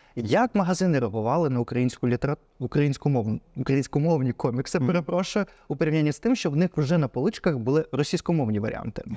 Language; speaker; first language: Ukrainian; non-native, local second language; Russian